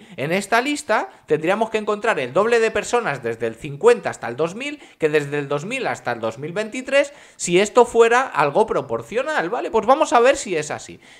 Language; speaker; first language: Spanish; native; Spanish